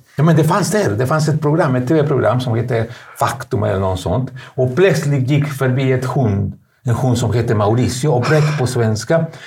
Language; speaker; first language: Swedish; non-native, fluent; Spanish